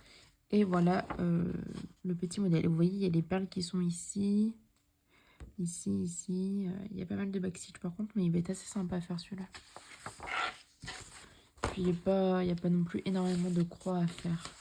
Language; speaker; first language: French; native; French